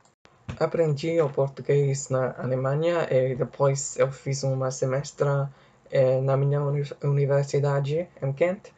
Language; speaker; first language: Portuguese; non-native, fluent; English